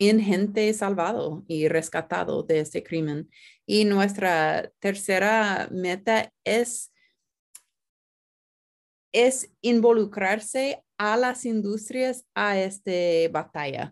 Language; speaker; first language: Spanish; non-native, fluent; English